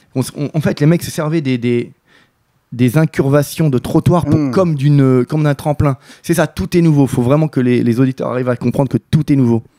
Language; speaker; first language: French; native; French